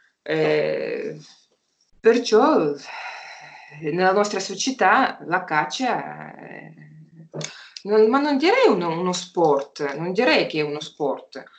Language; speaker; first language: Italian; non-native, fluent; Russian